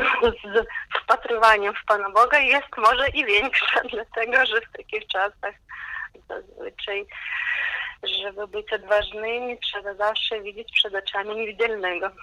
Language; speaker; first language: Polish; non-native, fluent; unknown